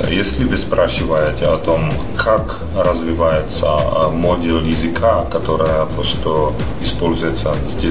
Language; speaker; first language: Russian; non-native, fluent; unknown